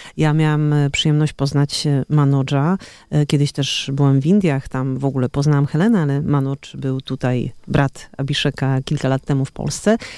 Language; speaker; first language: Polish; native; Polish